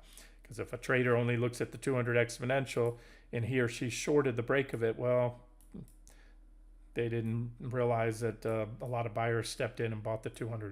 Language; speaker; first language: English; native; English